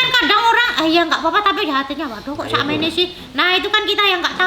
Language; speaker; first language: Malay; non-native, local second language; Javanese